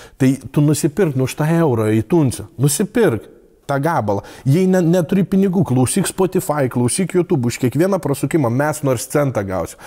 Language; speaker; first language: Lithuanian; native; Lithuanian